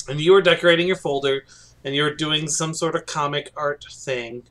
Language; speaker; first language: English; native; English